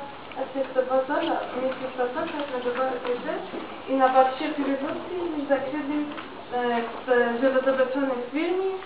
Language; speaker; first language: Russian; non-native, learner; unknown